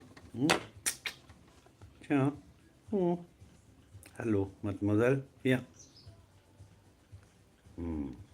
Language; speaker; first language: French; non-native, fluent; German